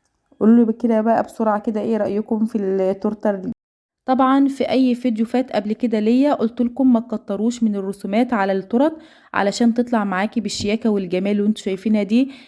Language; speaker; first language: Arabic; native; Arabic